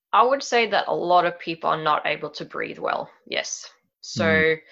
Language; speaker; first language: English; non-native, fluent; Swedish